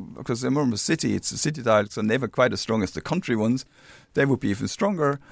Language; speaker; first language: English; non-native, fluent; German